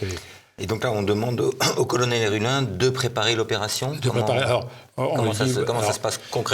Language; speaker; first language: French; native; French